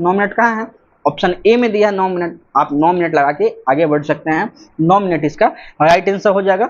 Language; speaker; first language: Hindi; native; Hindi